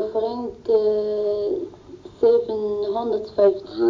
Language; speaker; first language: Dutch; non-native, learner; Arabic